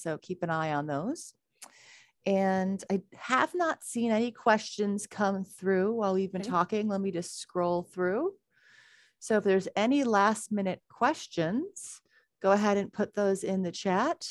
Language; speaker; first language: English; native; English